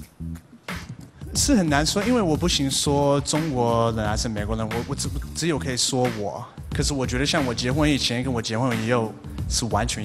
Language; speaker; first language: Chinese; non-native, fluent; English